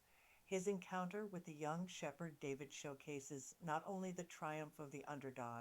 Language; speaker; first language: English; native; English